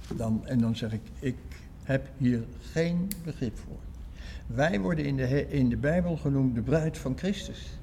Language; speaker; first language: Dutch; native; Dutch